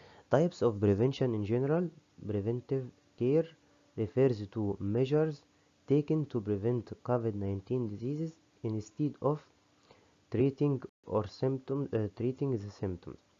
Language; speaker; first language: English; non-native, fluent; Arabic